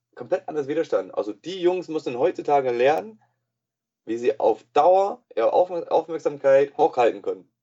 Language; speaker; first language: German; non-native, fluent; English